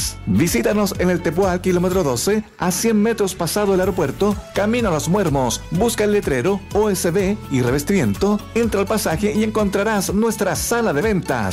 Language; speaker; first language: Spanish; native; Spanish